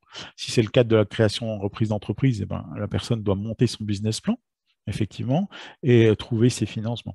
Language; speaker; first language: French; native; French